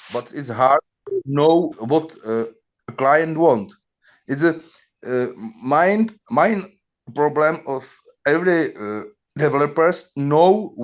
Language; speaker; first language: English; non-native, learner; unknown